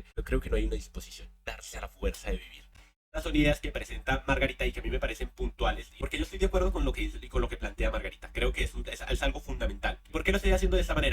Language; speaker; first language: Spanish; native; Spanish